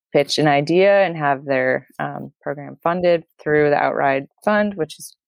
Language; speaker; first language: English; native; English